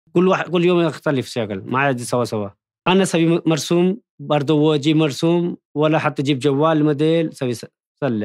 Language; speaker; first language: Arabic; non-native, learner; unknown